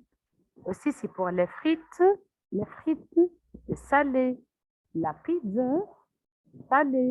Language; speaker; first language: French; non-native, fluent; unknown